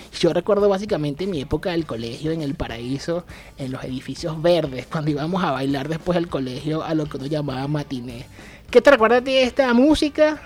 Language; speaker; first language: Spanish; native; Spanish